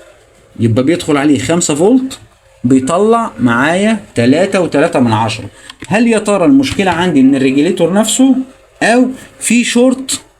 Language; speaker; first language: Arabic; native; Arabic